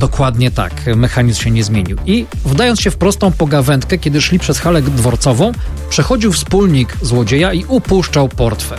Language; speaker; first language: Polish; native; Polish